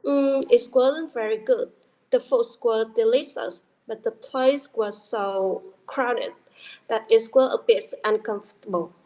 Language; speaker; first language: English; non-native, learner; Vietnamese